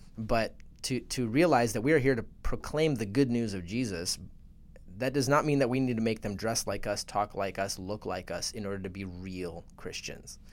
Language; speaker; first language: English; early bilingual, other home language; Russian